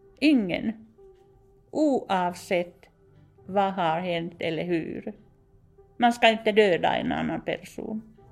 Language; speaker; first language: Swedish; non-native, fluent; Finnish